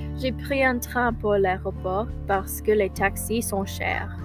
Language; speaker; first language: French; non-native, learner; English